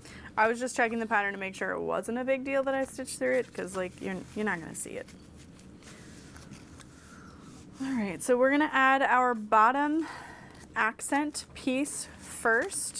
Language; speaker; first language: English; native; English